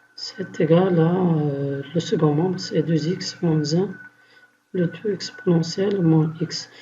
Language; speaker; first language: French; non-native, local second language; Arabic